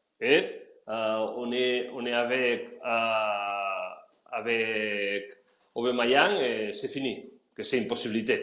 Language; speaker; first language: French; non-native, learner; Spanish